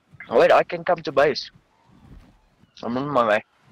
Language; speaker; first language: English; non-native, local second language; Afrikaans